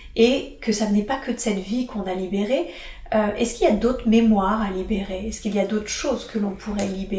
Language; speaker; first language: French; native; French